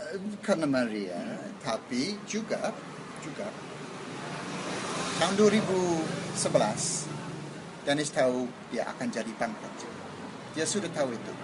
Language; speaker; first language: Indonesian; non-native, learner; English